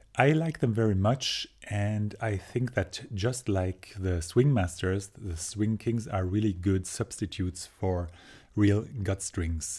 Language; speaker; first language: English; non-native, fluent; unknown